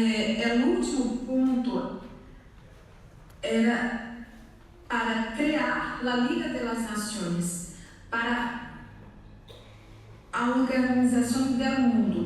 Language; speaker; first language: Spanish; non-native, learner; Portuguese